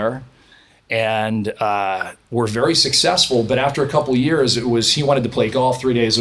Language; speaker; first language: English; native; English